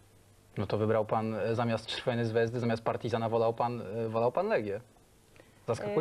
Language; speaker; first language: Polish; native; Polish